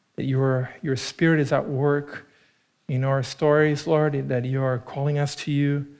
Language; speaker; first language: English; non-native, fluent; Portuguese